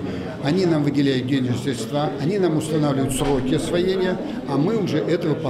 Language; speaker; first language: Russian; native; Russian